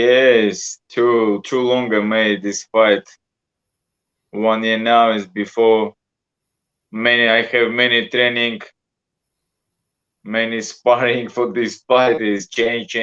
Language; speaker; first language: English; non-native, learner; Russian